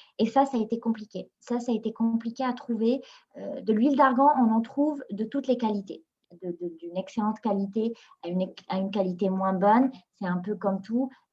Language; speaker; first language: French; non-native, local second language; Arabic